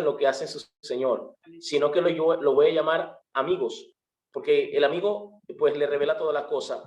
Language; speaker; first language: Spanish; native; Spanish